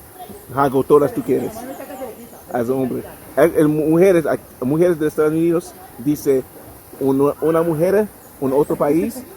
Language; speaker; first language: Spanish; non-native, learner; English